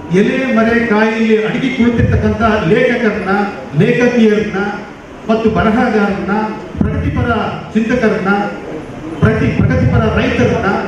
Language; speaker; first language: Kannada; native; Kannada